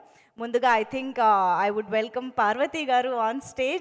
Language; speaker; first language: Telugu; native; Telugu